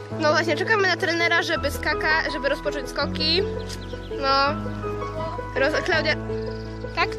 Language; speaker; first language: Polish; native; Polish